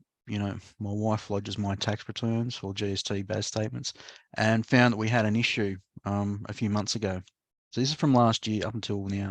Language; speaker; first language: English; native; English